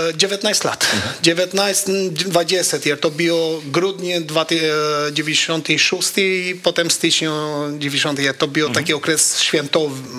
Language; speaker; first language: Polish; non-native, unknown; Albanian